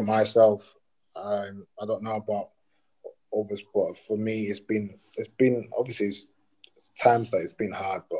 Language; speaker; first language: English; native; English